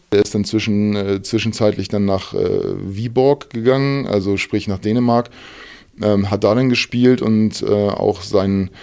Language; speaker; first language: German; native; German